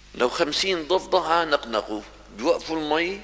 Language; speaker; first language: Arabic; native; Arabic